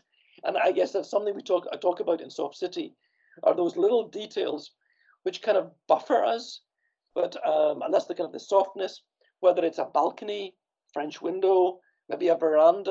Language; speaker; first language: English; native; English